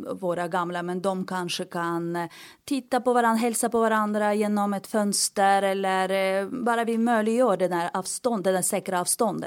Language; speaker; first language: Swedish; non-native, fluent; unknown